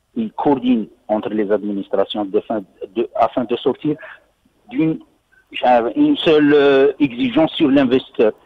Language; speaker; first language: French; non-native, local second language; Arabic